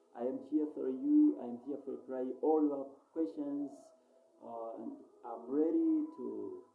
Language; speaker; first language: English; non-native, local second language; Swahili